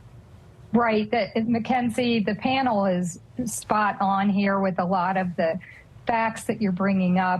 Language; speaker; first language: English; native; English